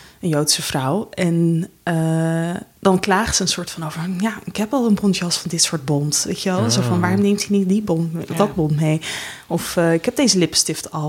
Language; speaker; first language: Dutch; native; Dutch